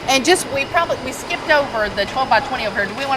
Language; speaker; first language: English; native; English